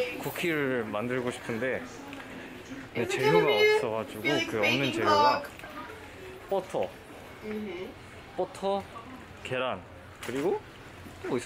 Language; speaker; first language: Korean; early bilingual, heritage; English